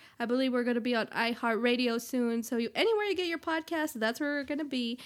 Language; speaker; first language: English; native; English